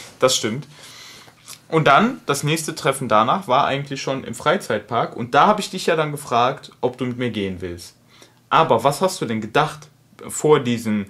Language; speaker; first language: German; native; German